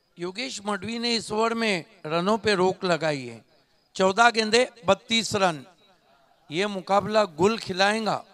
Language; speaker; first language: Hindi; non-native, local second language; Marathi